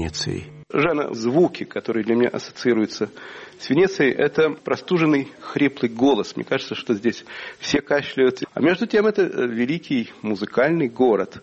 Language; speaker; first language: Russian; native; Russian